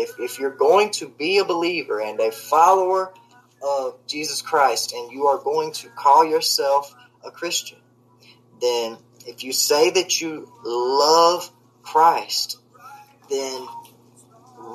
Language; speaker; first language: English; native; English